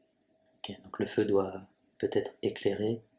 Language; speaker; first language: French; native; French